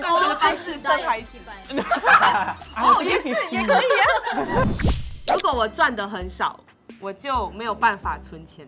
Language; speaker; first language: Chinese; native; Chinese